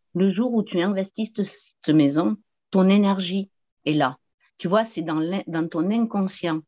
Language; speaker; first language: French; native; French